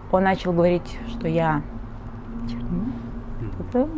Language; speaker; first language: Russian; early bilingual, other home language; Portuguese